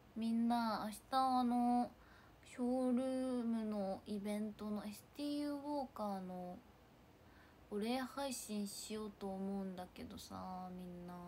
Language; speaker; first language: Japanese; native; Japanese